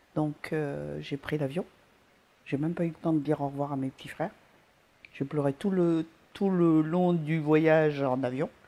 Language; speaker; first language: French; non-native, local second language; Malagasy